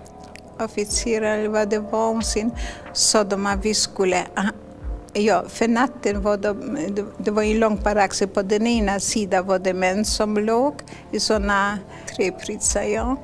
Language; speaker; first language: Swedish; non-native, fluent; Polish